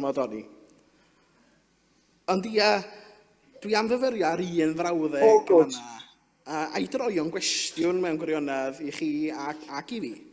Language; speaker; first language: Welsh; native; Welsh